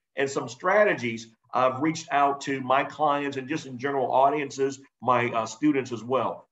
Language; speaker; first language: English; native; English